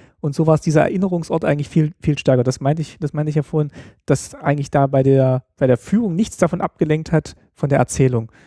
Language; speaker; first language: German; native; German